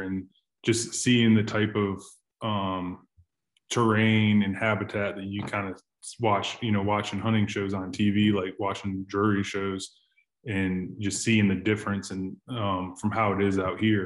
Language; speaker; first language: English; native; English